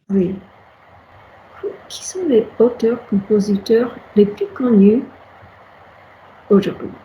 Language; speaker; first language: French; non-native, fluent; English